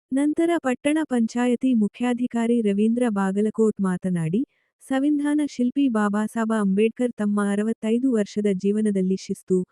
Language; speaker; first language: Kannada; native; Kannada